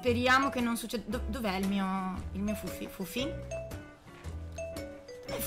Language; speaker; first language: Italian; native; Italian